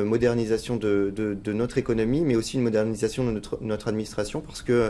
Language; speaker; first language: French; native; French